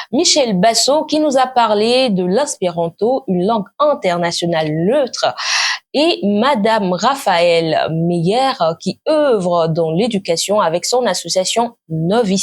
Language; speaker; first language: French; native; French